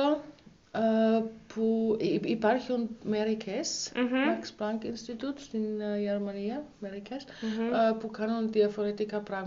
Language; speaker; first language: Greek; non-native, learner; German